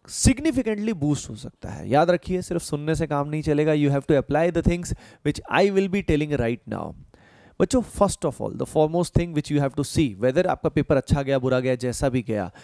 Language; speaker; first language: Hindi; native; Hindi